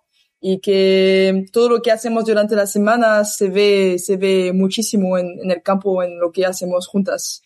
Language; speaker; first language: Spanish; non-native, learner; French